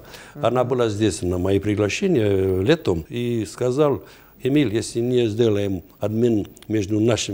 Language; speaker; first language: Russian; non-native, fluent; Romanian